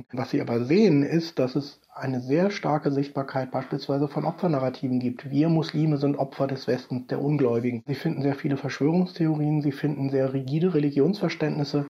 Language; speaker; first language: German; native; German